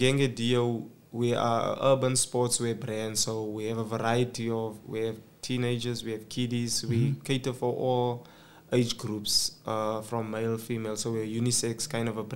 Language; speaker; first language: English; non-native, local second language; Xhosa